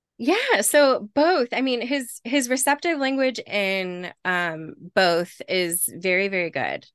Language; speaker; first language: English; native; English